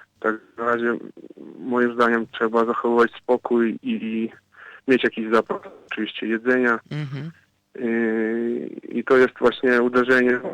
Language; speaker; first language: Polish; non-native, fluent; Ukrainian